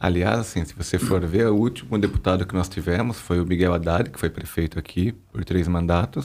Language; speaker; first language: Portuguese; native; Portuguese